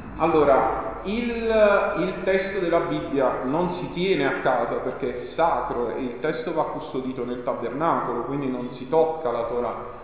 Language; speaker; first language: Italian; native; Italian